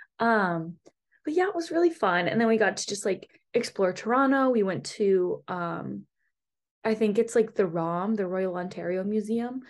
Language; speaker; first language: English; native; English